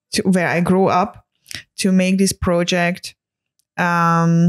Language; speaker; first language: English; non-native, fluent; Hungarian